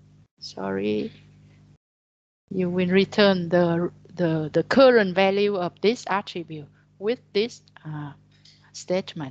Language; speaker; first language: English; non-native, learner; Vietnamese